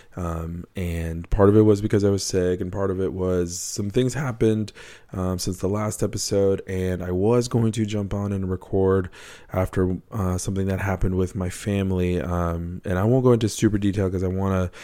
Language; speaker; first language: English; native; English